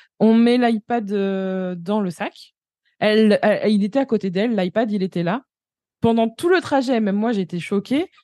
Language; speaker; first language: French; native; French